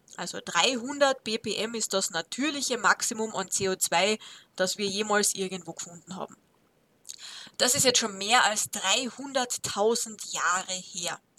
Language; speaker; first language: German; native; German